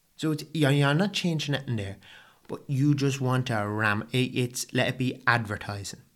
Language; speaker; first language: English; native; English